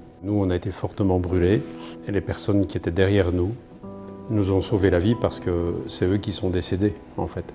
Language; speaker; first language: French; native; French